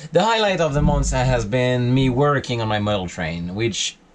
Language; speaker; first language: English; non-native, fluent; French